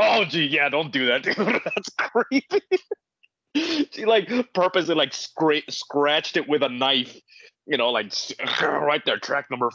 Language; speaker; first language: English; native; English